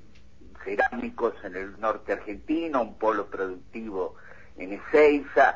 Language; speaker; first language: Spanish; native; Spanish